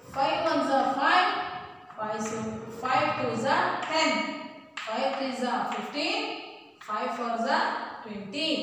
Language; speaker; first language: English; non-native, local second language; Kannada